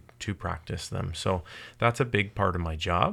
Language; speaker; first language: English; native; English